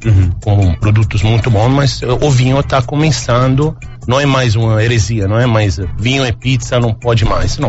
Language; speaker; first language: Portuguese; non-native, fluent; Italian